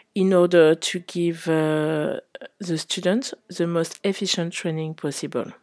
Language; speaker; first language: English; non-native, fluent; French